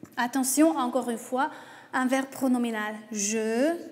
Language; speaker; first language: French; non-native, fluent; Hungarian